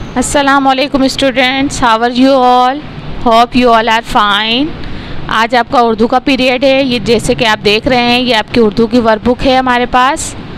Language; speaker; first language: Urdu; non-native, local second language; Punjabi